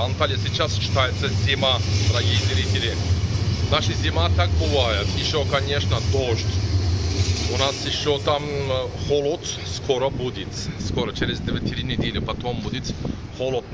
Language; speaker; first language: Russian; non-native, learner; Turkish